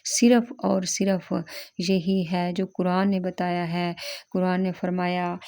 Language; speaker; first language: Urdu; native; Urdu